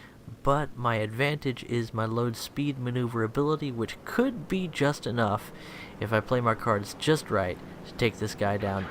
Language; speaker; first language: English; native; English